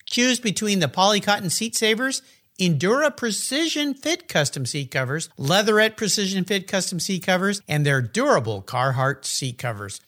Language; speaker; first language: English; native; English